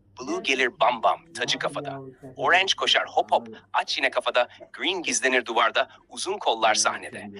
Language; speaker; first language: Turkish; native; Turkish